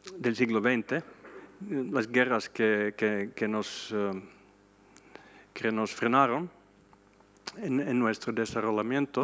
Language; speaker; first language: Spanish; non-native, fluent; Swedish